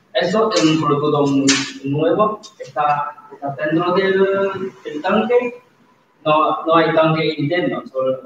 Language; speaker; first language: Spanish; non-native, learner; Chinese